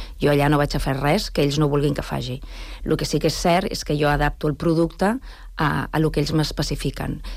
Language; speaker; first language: Catalan; non-native, local second language; Spanish